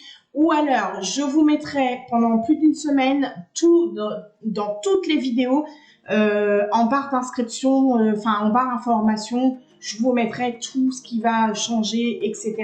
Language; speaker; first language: French; native; French